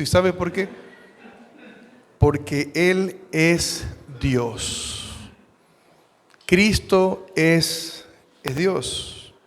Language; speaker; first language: Spanish; native; Spanish